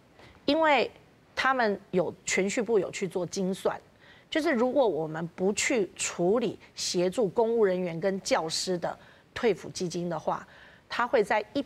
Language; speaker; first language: Chinese; native; Chinese